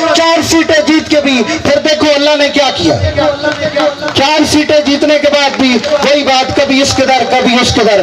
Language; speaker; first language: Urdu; non-native, local second language; Punjabi